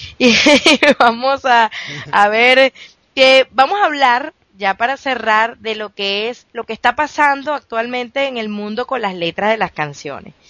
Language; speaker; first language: Spanish; native; Spanish